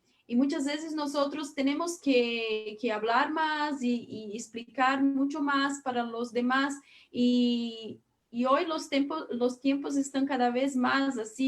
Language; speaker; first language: Spanish; non-native, learner; Portuguese